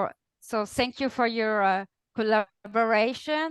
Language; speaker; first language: English; non-native, fluent; Italian